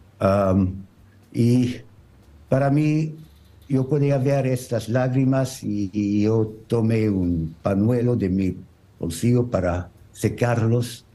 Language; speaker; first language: Spanish; non-native, learner; French